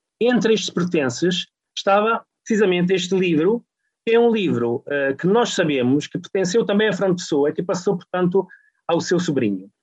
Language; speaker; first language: Portuguese; non-native, fluent; Italian